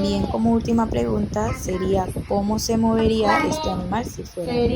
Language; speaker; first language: Spanish; native; Spanish